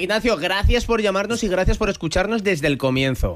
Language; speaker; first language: Spanish; native; Spanish